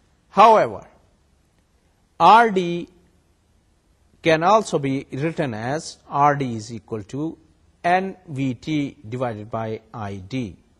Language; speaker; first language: English; non-native, local second language; Urdu